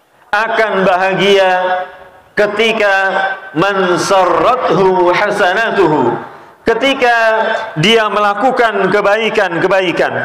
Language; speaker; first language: Indonesian; native; Indonesian